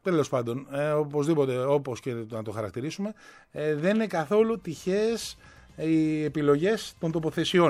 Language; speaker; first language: Greek; native; Greek